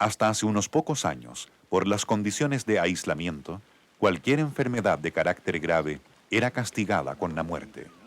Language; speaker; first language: Spanish; native; Spanish